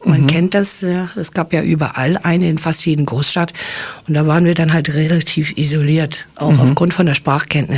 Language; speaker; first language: German; non-native, fluent; English